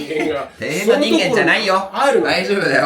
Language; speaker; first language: Japanese; non-native, fluent; English